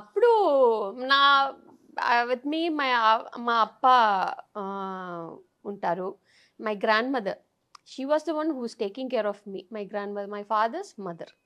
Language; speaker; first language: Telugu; non-native, fluent; Tamil